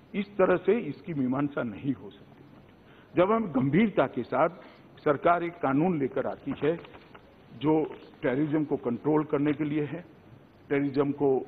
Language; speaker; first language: Hindi; non-native, local second language; Gujarati